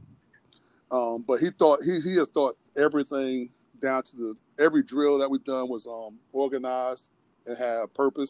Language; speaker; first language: English; native; English